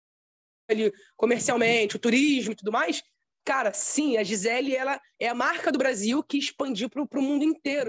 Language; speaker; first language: Portuguese; native; Portuguese